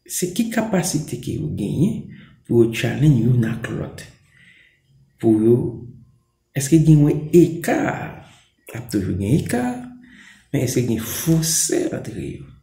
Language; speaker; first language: French; non-native, local second language; Haitian Creole